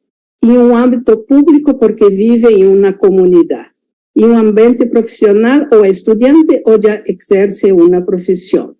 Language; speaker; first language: Spanish; non-native, fluent; Portuguese